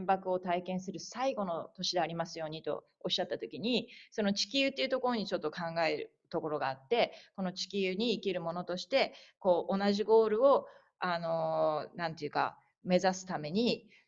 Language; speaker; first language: Japanese; native; Japanese